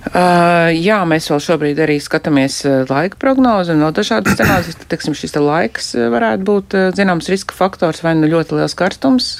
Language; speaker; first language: Latvian; native; Latvian